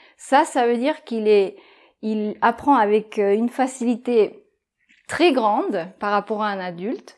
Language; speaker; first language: French; non-native, fluent; Japanese